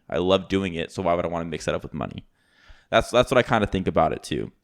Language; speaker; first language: English; native; English